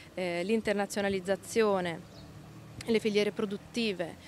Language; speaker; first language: Italian; native; Italian